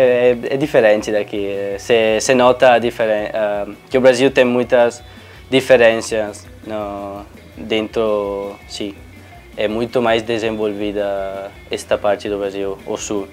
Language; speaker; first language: Portuguese; non-native, fluent; Italian